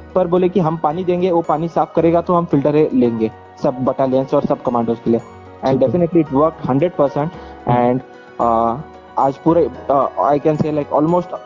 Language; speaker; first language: Hindi; non-native, local second language; Kannada